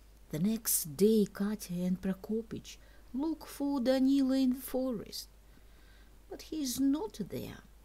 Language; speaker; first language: English; non-native, fluent; Russian